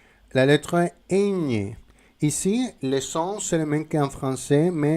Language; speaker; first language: French; non-native, fluent; Spanish